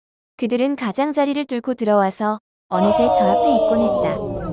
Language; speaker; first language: Korean; native; Korean